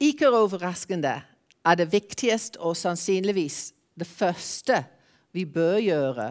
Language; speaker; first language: Norwegian; non-native, fluent; English